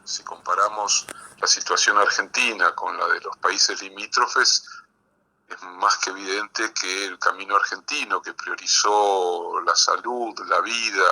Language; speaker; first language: Spanish; native; Spanish